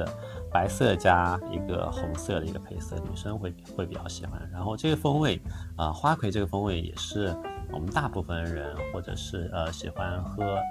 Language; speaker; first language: Chinese; native; Chinese